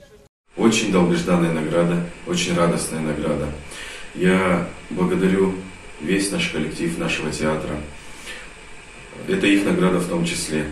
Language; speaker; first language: Russian; native; Russian